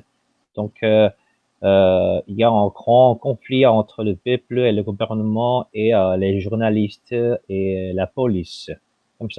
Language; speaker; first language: French; non-native, fluent; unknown